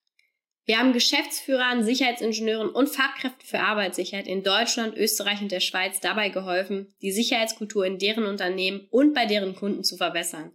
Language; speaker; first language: German; native; German